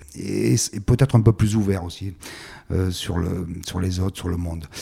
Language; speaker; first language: French; native; French